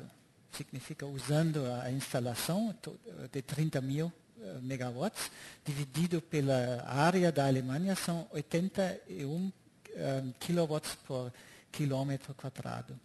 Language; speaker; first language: Portuguese; non-native, fluent; German